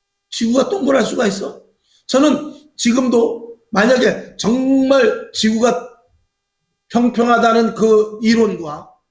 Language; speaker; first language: Korean; native; Korean